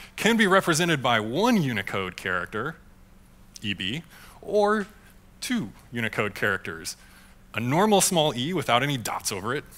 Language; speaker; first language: English; native; English